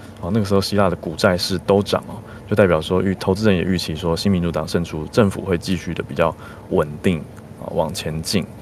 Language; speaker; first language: Chinese; native; Chinese